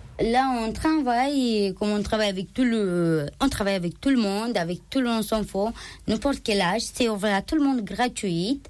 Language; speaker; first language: French; non-native, learner; Romanian